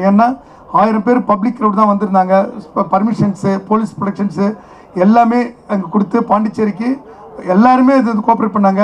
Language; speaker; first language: Tamil; native; Tamil